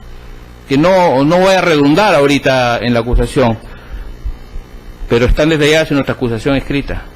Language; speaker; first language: Spanish; native; Spanish